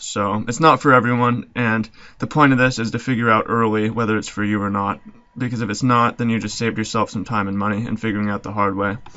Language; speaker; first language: English; native; English